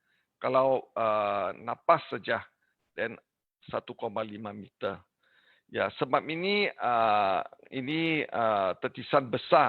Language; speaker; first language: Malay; non-native, learner; English